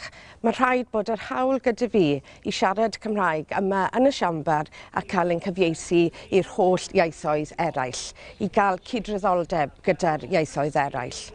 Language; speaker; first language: Welsh; non-native, local second language; English